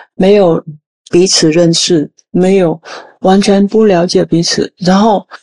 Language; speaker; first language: Chinese; non-native, fluent; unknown